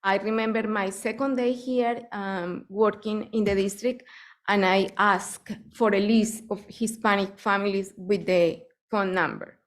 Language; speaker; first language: English; non-native, fluent; Spanish